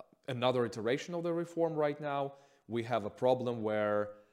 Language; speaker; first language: English; non-native, fluent; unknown